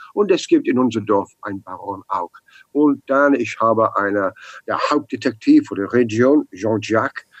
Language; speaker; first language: German; non-native, learner; English